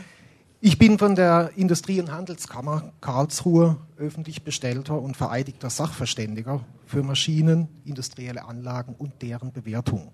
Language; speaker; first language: German; native; German